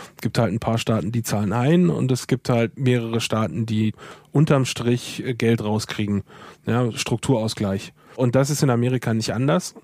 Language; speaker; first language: German; native; German